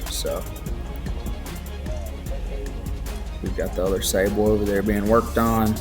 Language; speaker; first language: English; native; English